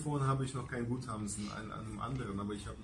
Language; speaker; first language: German; non-native, fluent; Russian